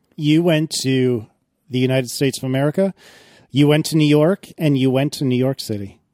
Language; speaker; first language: English; native; English